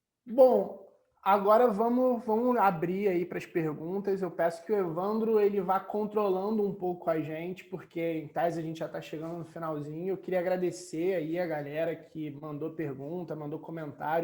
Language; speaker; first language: Portuguese; native; Portuguese